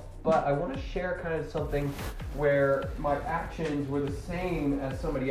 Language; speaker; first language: English; native; English